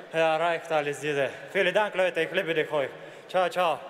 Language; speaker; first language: German; non-native, learner; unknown